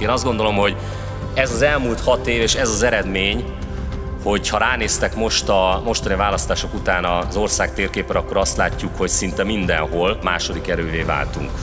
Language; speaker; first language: Hungarian; native; Hungarian